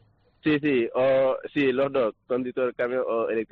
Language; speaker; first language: Spanish; non-native, learner; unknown